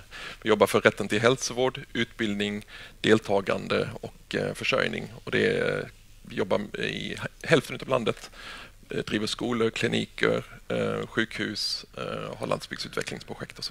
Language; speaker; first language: Swedish; native; Swedish